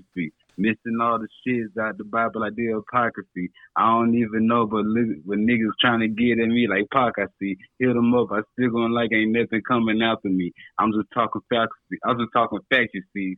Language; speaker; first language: English; native; English